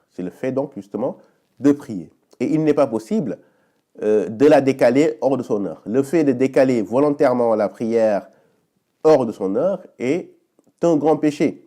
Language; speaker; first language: French; native; French